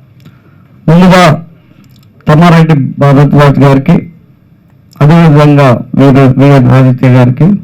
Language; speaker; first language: Telugu; native; Telugu